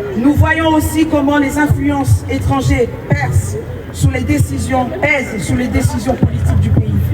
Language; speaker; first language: French; non-native, local second language; Haitian Creole